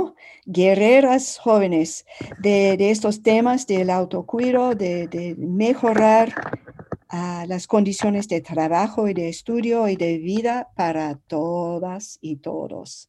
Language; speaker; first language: Spanish; non-native, fluent; English